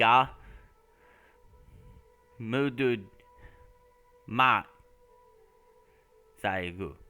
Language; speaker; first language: Korean; non-native, learner; English